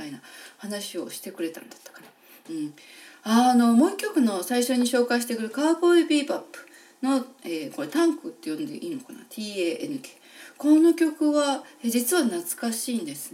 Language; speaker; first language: Japanese; native; Japanese